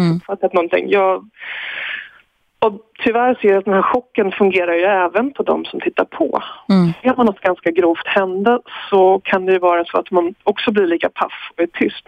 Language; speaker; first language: Swedish; native; Swedish